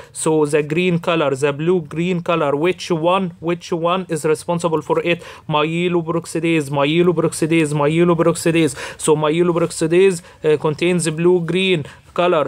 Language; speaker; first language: English; non-native, fluent; Arabic